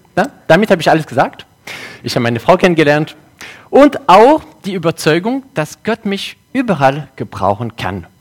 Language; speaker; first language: German; non-native, local second language; French